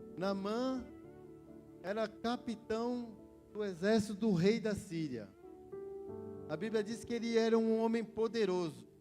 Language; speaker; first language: Portuguese; native; Portuguese